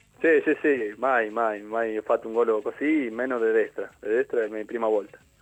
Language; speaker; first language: Italian; non-native, learner; Spanish